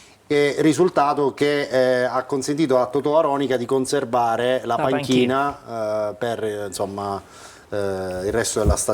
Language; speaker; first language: Italian; native; Italian